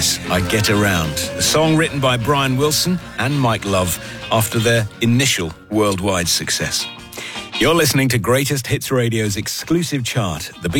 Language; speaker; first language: English; native; English